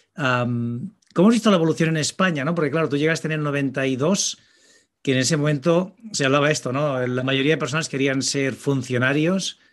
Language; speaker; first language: Spanish; native; Spanish